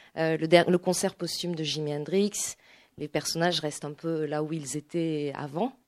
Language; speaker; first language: French; native; French